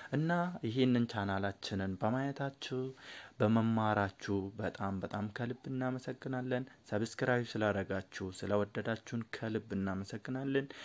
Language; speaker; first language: Amharic; non-native, local second language; Oromo